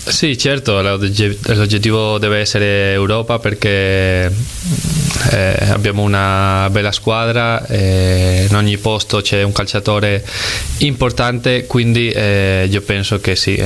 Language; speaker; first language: Italian; non-native, learner; Spanish